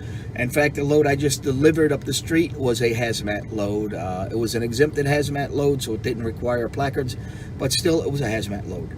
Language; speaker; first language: English; native; English